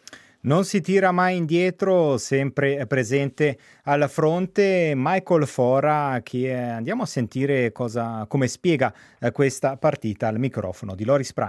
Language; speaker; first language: Italian; native; Italian